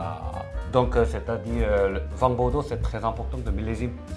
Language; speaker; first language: French; non-native, learner; Korean